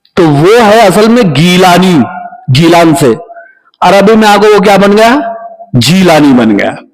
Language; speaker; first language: Urdu; native; Urdu